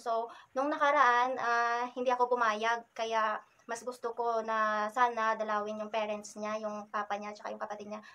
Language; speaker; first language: Filipino; native; Filipino